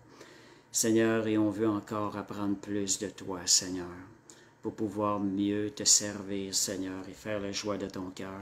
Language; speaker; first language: French; native; French